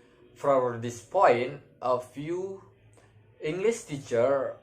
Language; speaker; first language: English; non-native, learner; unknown